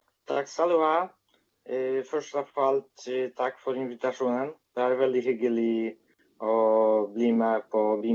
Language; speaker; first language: Swedish; non-native, fluent; Polish